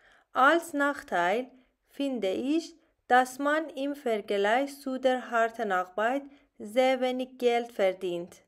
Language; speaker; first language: German; non-native, learner; Persian